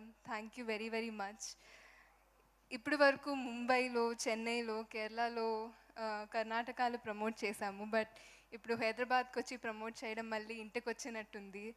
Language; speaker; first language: Telugu; non-native, fluent; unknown